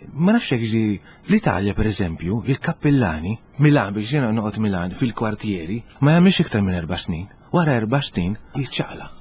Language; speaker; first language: Maltese; early bilingual, heritage; Italian